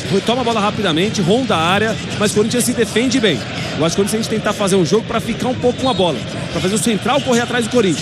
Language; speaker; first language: Portuguese; native; Portuguese